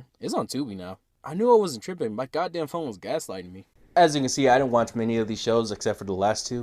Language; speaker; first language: English; native; English